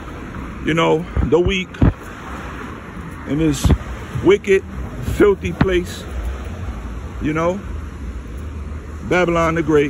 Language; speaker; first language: English; native; English